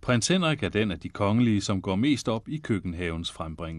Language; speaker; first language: Danish; native; Danish